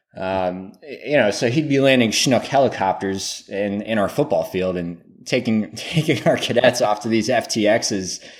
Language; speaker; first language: English; native; English